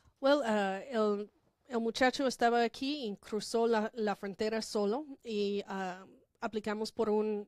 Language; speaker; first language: Spanish; non-native, fluent; English